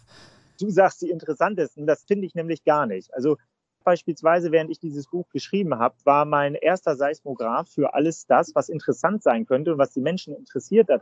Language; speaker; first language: German; native; German